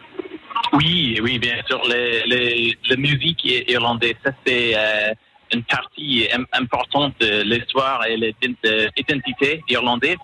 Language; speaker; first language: French; non-native, learner; English